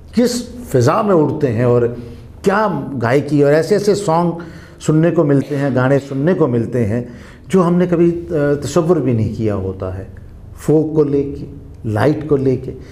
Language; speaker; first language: Hindi; native; Hindi